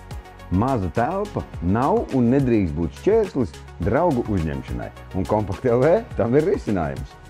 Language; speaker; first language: Latvian; native; Latvian